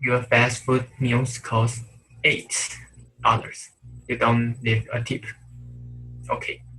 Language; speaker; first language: English; non-native, learner; Chinese